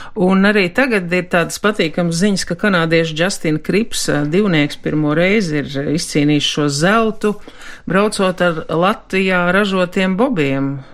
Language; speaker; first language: Latvian; native; Latvian